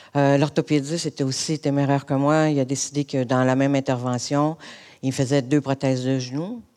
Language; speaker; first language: French; native; French